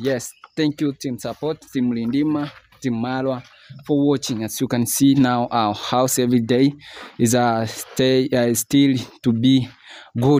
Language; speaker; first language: English; non-native, learner; Swahili